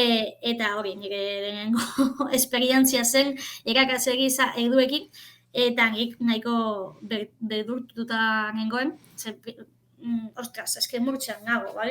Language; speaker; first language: Basque; non-native, fluent; Catalan